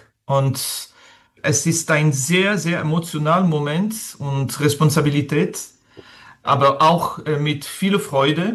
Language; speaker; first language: German; non-native, fluent; French